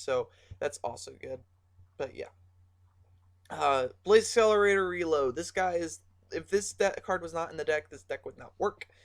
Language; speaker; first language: English; native; English